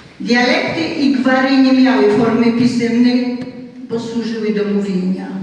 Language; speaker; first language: Polish; native; Polish